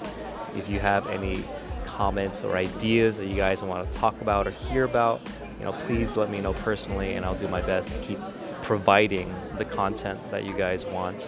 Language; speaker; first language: English; native; English